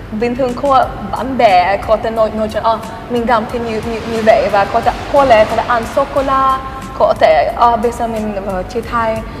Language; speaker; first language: Vietnamese; early bilingual, heritage; Swedish